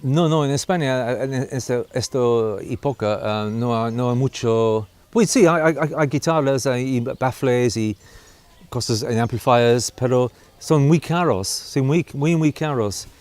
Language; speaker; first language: Spanish; non-native, learner; English